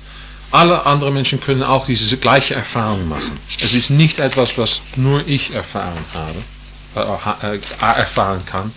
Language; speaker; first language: German; non-native, fluent; English